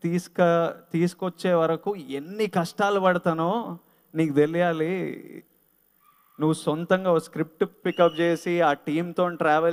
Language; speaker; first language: Telugu; native; Telugu